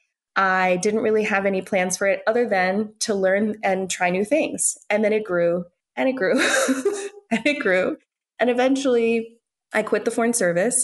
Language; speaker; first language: English; native; English